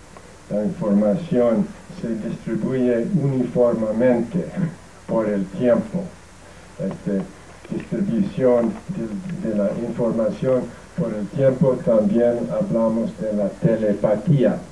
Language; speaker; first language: Spanish; non-native, fluent; English